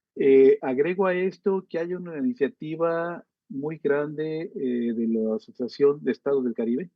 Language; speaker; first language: Spanish; native; Spanish